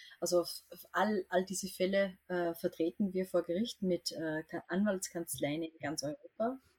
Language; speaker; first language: German; native; German